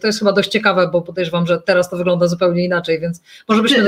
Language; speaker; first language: Polish; native; Polish